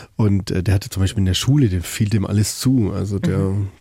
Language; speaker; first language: German; native; German